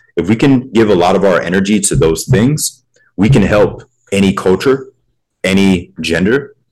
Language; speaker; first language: English; native; English